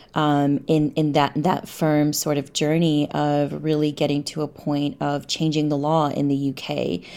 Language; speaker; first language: English; native; English